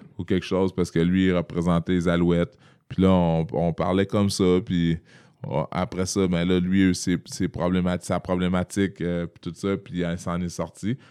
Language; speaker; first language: French; native; French